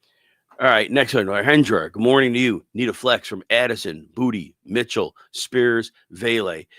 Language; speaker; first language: English; native; English